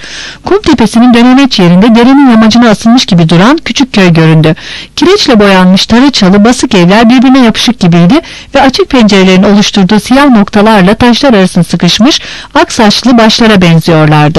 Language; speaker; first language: Turkish; native; Turkish